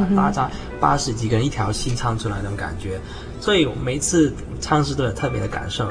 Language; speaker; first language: Chinese; non-native, local second language; Cantonese